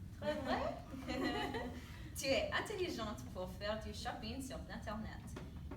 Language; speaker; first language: French; non-native, learner; English